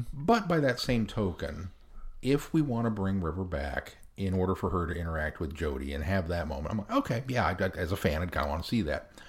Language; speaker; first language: English; native; English